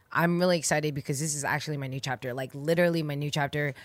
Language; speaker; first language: English; native; English